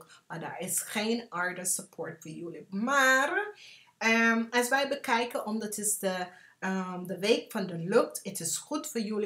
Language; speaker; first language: Dutch; non-native, learner; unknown